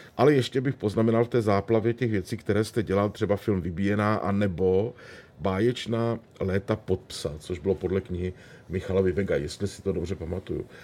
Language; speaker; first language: Czech; native; Czech